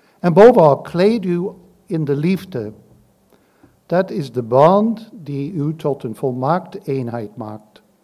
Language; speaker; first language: Dutch; non-native, fluent; English